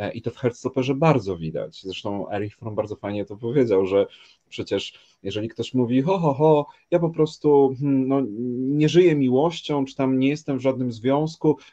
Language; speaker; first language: Polish; native; Polish